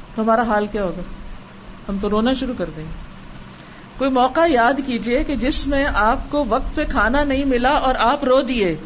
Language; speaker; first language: Urdu; native; Urdu